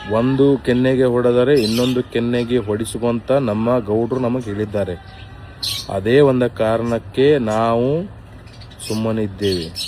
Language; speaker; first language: Kannada; native; Kannada